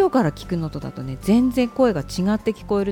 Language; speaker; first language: Japanese; native; Japanese